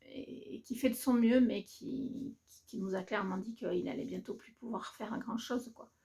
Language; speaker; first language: French; native; French